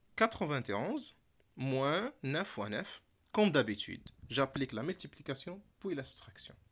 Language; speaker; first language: French; non-native, local second language; Arabic